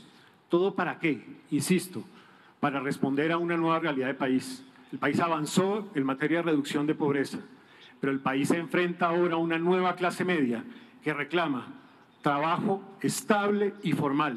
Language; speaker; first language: Spanish; native; Spanish